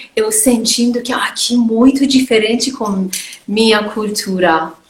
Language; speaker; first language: Portuguese; non-native, learner; Persian